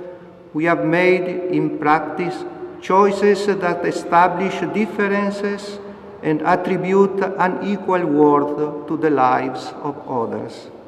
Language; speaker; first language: English; non-native, fluent; Italian